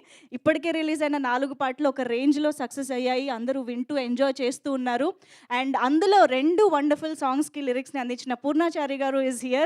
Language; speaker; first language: Telugu; native; Telugu